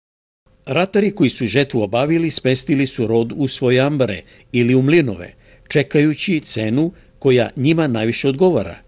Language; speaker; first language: Serbian; native; Serbian